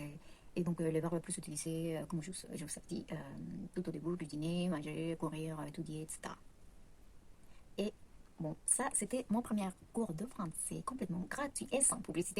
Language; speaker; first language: French; non-native, fluent; Spanish